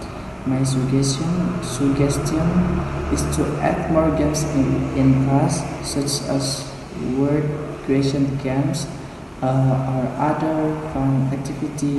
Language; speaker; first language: English; non-native, learner; Indonesian